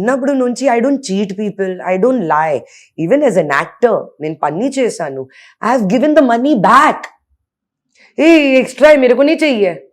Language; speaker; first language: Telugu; non-native, local second language; Hindi